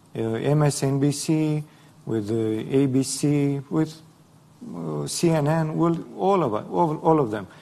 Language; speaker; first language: English; non-native, fluent; Romanian